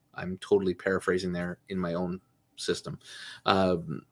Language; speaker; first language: English; native; English